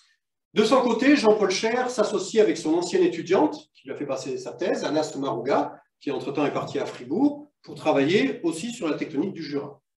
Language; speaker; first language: French; native; French